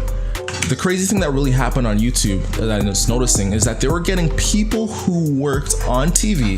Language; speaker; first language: English; native; English